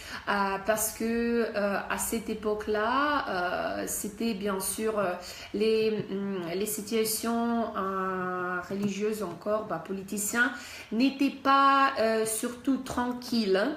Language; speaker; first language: French; non-native, fluent; Russian